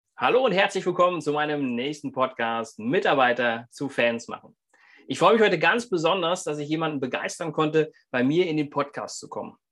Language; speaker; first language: German; native; German